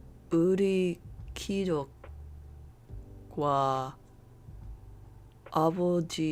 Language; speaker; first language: Korean; non-native, learner; English